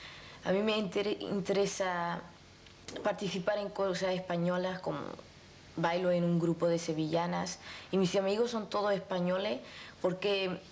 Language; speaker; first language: Spanish; early bilingual, heritage; Spanish